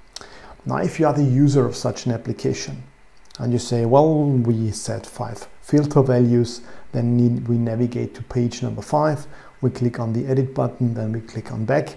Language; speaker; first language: English; non-native, fluent; German